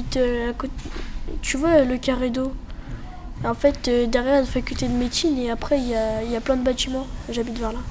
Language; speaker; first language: French; early bilingual, other home language; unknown